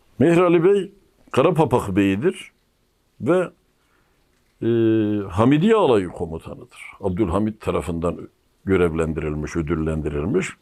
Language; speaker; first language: Turkish; native; Turkish